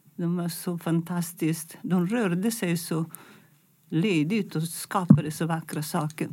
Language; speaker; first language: Swedish; non-native, fluent; Italian